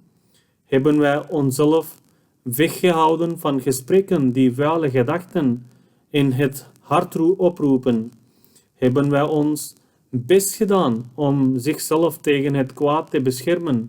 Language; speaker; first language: Dutch; non-native, fluent; Urdu